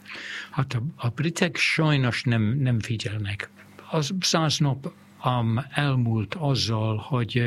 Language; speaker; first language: Hungarian; non-native, fluent; English